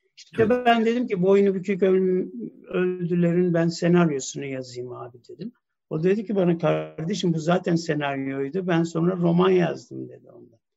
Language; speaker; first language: Turkish; early bilingual, heritage; Turkish